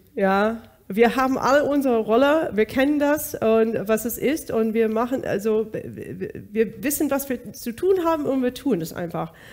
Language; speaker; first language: German; non-native, fluent; English